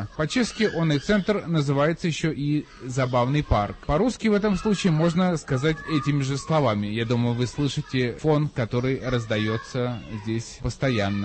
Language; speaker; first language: Russian; native; Russian